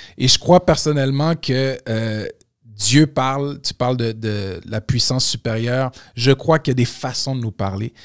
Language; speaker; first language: French; native; French